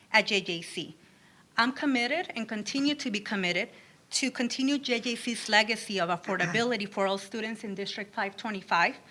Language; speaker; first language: English; early bilingual, other home language; Spanish